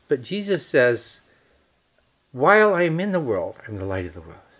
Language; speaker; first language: English; native; English